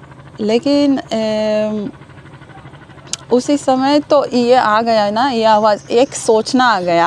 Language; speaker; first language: Hindi; non-native, learner; Hebrew